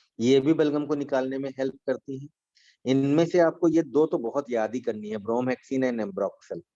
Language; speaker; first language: Hindi; native; Hindi